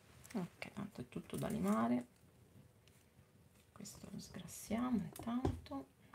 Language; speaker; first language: Italian; native; Italian